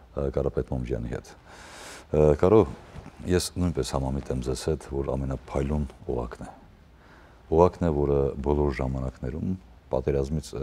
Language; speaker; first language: Armenian; native; Armenian